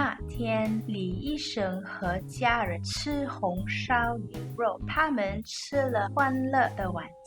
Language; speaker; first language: Chinese; non-native, learner; English